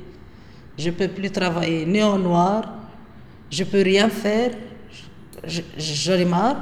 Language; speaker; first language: French; non-native, local second language; Arabic